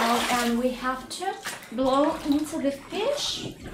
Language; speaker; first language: English; non-native, learner; Russian